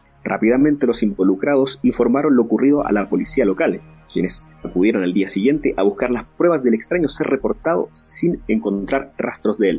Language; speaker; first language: Spanish; native; Spanish